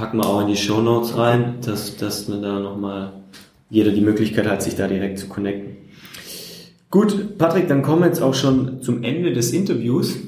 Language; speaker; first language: German; native; German